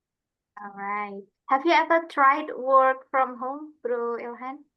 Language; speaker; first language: English; non-native, fluent; Indonesian